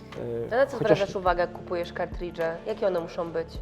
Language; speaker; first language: Polish; native; Polish